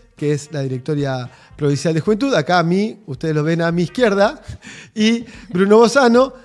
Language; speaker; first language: Spanish; native; Spanish